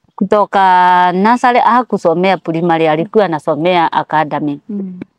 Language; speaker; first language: Swahili; non-native, local second language; Kikuyu